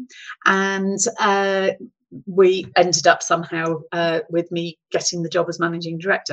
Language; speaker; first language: English; native; English